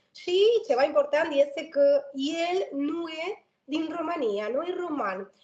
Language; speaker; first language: Romanian; non-native, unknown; Spanish